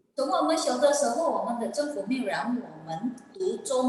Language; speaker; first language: Chinese; non-native, learner; Indonesian